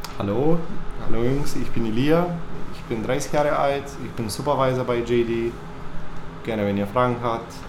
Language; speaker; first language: German; non-native, fluent; Bulgarian